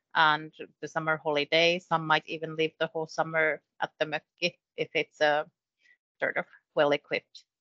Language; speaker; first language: English; non-native, fluent; Finnish